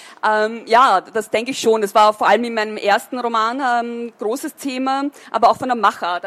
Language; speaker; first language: German; native; German